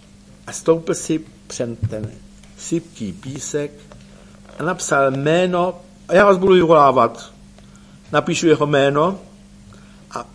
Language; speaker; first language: Czech; native; Czech